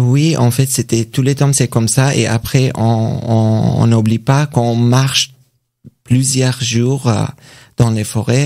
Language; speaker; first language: French; non-native, learner; Persian